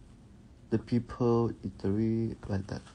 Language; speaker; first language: English; non-native, learner; Thai